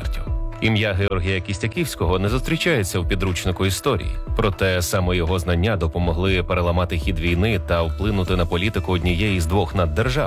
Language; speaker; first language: Ukrainian; native; Ukrainian